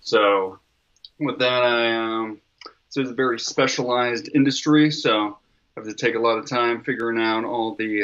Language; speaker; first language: English; native; English